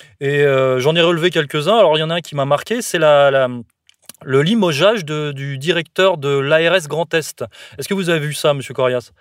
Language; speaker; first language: French; native; French